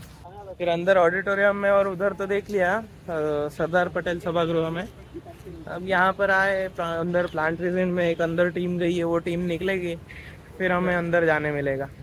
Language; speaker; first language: Hindi; native; Hindi